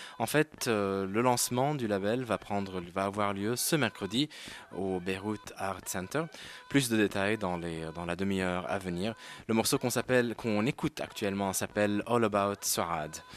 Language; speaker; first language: French; non-native, local second language; Arabic